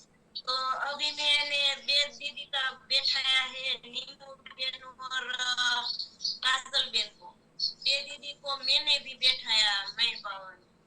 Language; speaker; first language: Hindi; non-native, local second language; Gujarati